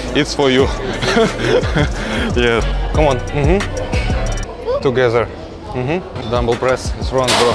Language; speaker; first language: English; non-native, learner; Russian